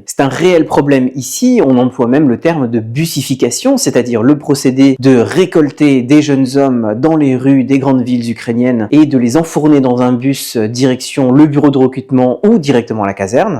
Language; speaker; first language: French; native; French